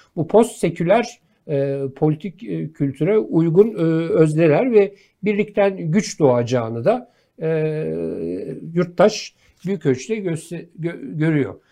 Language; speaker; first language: Turkish; native; Turkish